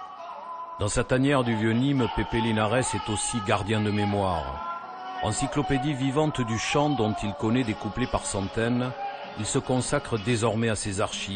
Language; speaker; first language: French; native; French